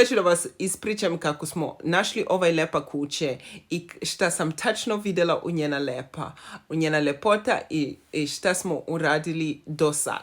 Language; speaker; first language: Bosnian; non-native, learner; Zulu